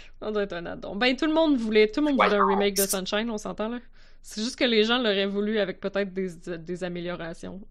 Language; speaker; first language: French; native; French